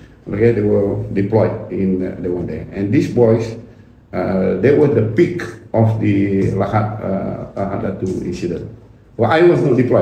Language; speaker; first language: English; non-native, local second language; Iban